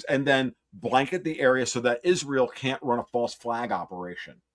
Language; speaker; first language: English; native; English